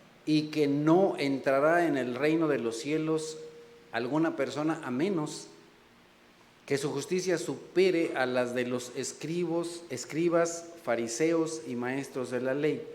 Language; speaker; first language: Spanish; native; Spanish